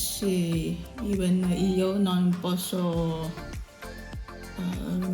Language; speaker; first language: Italian; non-native, learner; Thai